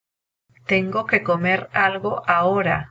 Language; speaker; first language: Spanish; non-native, learner; English